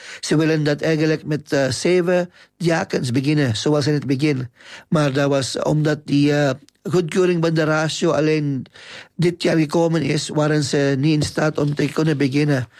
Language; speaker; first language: Dutch; non-native, fluent; Filipino